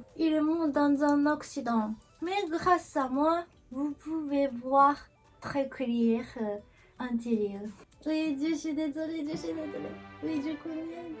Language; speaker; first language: French; non-native, learner; Japanese